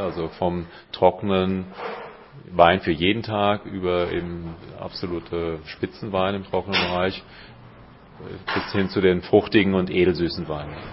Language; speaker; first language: German; native; German